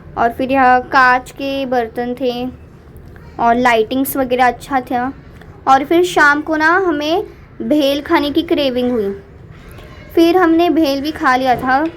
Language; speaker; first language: Hindi; non-native, local second language; Marathi